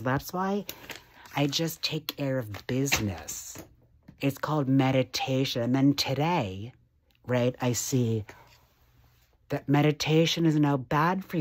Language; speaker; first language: English; native; English